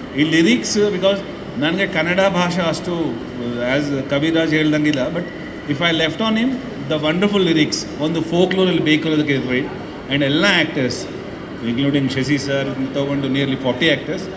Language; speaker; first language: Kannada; non-native, learner; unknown